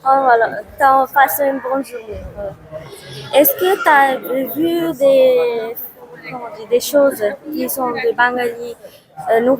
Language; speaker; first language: French; non-native, learner; Bangla